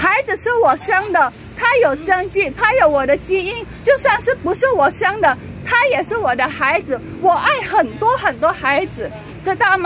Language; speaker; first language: Chinese; non-native, fluent; Indonesian